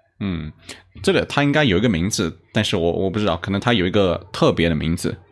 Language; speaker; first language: Chinese; native; Chinese